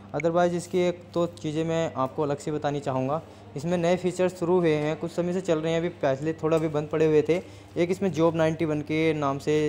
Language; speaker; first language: Hindi; native; Hindi